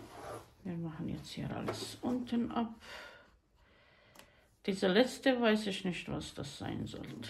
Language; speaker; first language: German; non-native, learner; Croatian